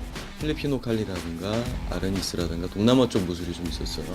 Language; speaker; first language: Korean; native; Korean